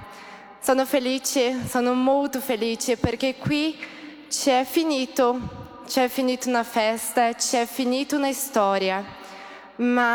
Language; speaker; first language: Italian; early bilingual, heritage; Portuguese